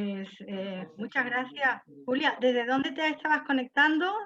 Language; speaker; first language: Spanish; native; Spanish